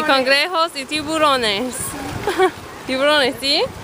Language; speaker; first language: Spanish; non-native, learner; English